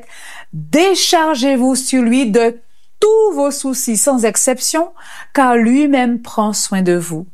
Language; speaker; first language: French; native; French